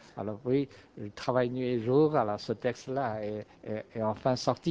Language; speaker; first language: French; non-native, fluent; Chinese